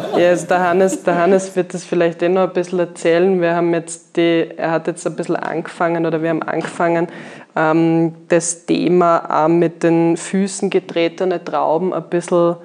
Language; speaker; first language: German; native; German